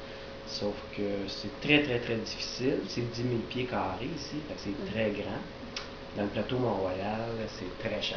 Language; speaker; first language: French; native; French